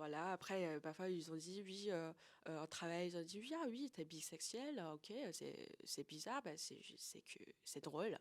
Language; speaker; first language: French; non-native, learner; Chinese